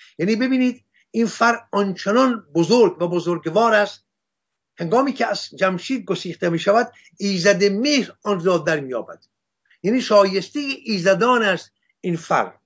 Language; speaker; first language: Persian; non-native, local second language; Assyrian Neo-Aramaic